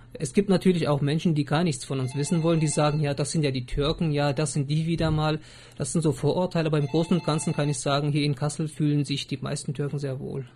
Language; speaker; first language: German; early bilingual, other home language; Turkish